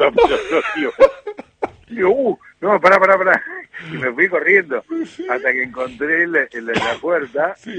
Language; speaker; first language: Spanish; native; Spanish